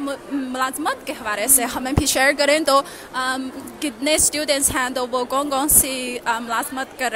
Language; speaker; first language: Hindi; non-native, learner; Chinese